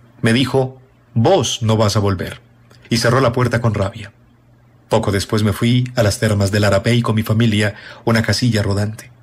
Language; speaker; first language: Spanish; native; Spanish